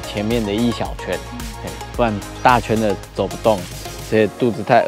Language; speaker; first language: Chinese; native; Chinese